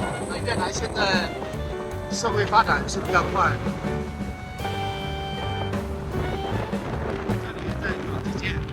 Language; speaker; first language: Chinese; native; Chinese